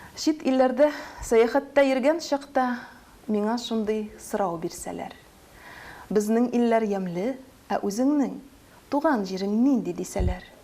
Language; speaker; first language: Tatar; native; Tatar